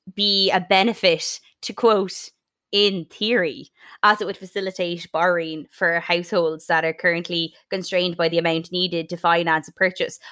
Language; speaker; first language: English; native; English